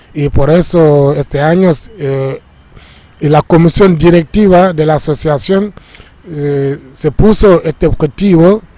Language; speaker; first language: Spanish; non-native, fluent; Wolof